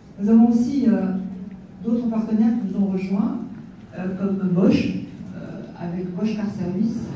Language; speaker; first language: French; native; French